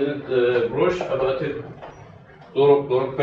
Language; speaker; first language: Russian; non-native, learner; Turkish